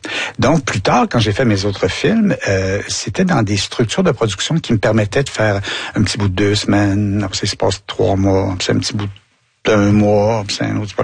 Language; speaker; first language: French; native; French